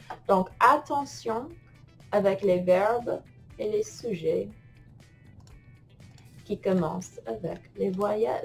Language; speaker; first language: French; non-native, fluent; English